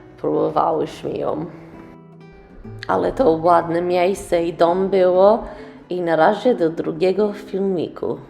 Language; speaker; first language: Polish; early bilingual, heritage; English